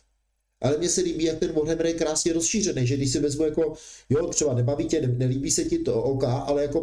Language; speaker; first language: Czech; native; Czech